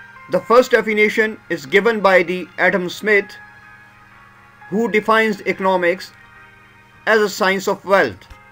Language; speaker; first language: English; non-native, local second language; Urdu